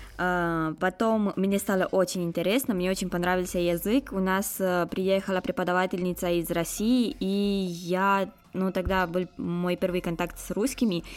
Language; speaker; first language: Russian; non-native, fluent; Romanian